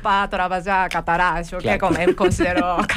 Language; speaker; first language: Catalan; non-native, learner; Japanese